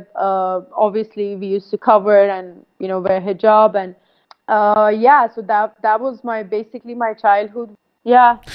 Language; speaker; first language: English; non-native, fluent; Persian